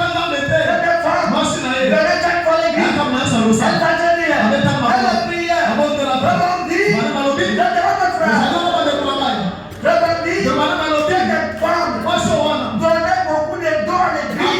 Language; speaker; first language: French; non-native, local second language; Lingala